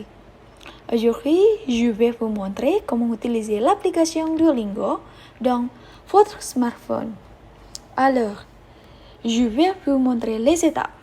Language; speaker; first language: French; non-native, learner; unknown